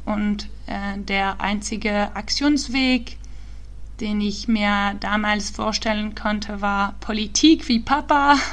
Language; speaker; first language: German; early bilingual, heritage; German